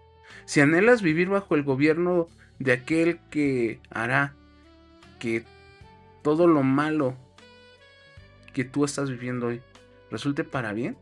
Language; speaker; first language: Spanish; native; Spanish